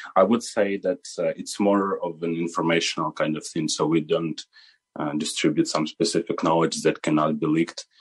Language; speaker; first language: English; non-native, fluent; Ukrainian